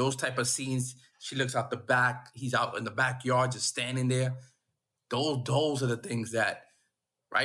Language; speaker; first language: English; native; English